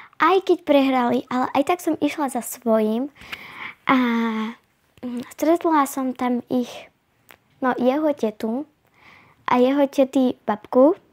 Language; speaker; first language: Slovak; native; Slovak